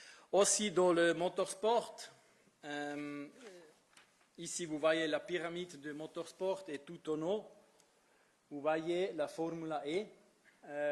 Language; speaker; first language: French; non-native, fluent; Italian